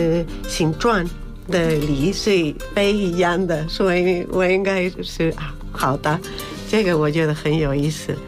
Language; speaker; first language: Chinese; non-native, learner; Spanish